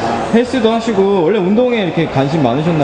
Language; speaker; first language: Korean; native; Korean